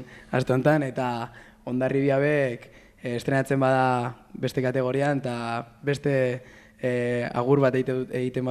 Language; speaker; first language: Basque; native; Basque